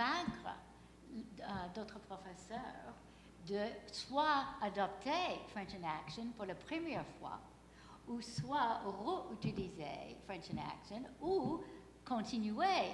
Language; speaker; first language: French; non-native, fluent; English